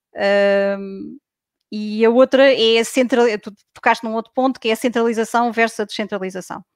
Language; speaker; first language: Portuguese; native; Portuguese